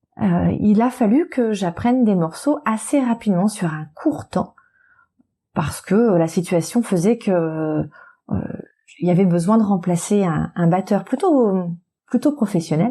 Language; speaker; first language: French; native; French